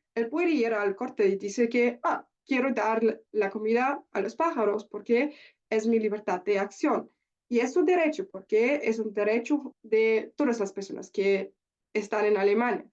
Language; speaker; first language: Spanish; non-native, learner; German